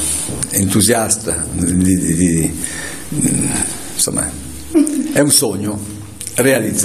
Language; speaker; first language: Italian; native; Italian